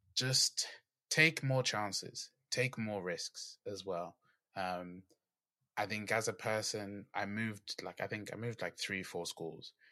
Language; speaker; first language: English; native; English